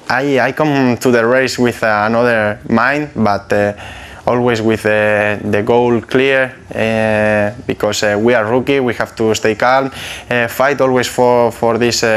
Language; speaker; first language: English; non-native, fluent; Spanish